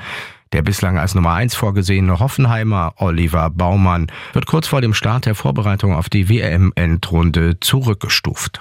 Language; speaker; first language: German; native; German